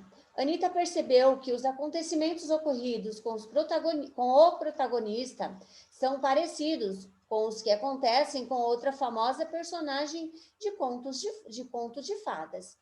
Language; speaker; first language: Portuguese; native; Portuguese